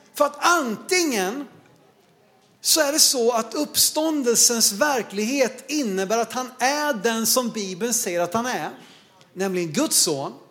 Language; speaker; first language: Swedish; native; Swedish